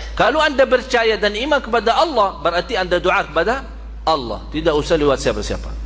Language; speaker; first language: Malay; non-native, fluent; Arabic